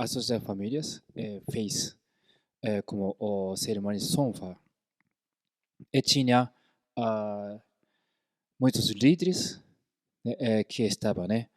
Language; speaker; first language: Portuguese; non-native, fluent; Korean